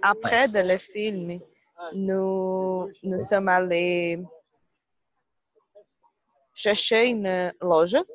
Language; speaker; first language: French; non-native, learner; Portuguese